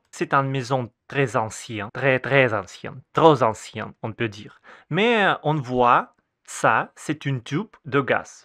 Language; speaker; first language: French; non-native, fluent; Russian